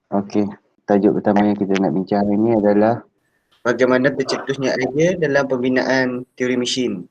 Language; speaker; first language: Malay; native; Malay